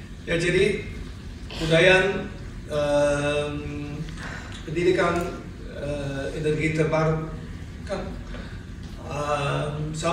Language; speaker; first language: Indonesian; non-native, fluent; Dutch